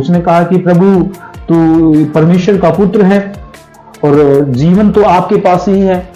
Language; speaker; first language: Hindi; native; Hindi